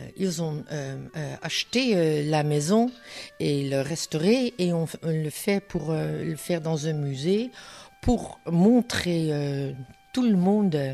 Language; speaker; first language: French; non-native, learner; Dutch